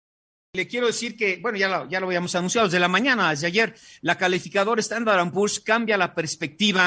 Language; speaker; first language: Spanish; native; Spanish